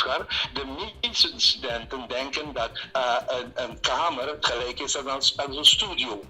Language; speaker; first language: Dutch; non-native, local second language; Papiamento